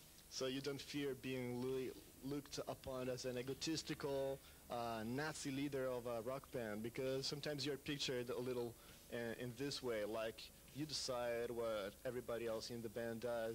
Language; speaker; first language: English; non-native, fluent; Italian